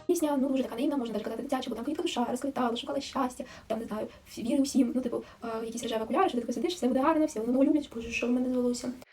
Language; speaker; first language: Ukrainian; non-native, local second language; Russian